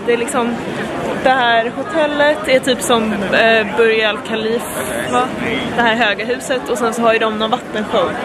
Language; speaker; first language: Swedish; native; Swedish